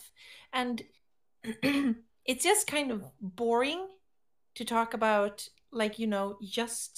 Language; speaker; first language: English; non-native, fluent; Swedish